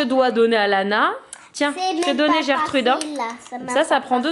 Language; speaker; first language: French; native; French